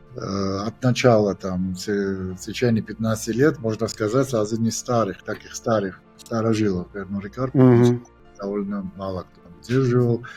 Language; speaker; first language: Russian; non-native, local second language; Georgian